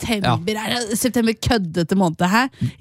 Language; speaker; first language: Norwegian; native; Norwegian